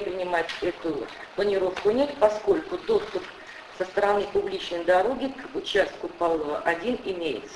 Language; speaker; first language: Russian; native; Russian